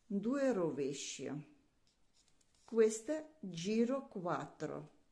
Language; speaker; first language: Italian; non-native, learner; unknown